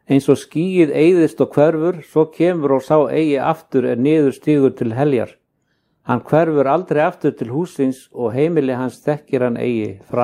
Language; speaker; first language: Icelandic; native; Icelandic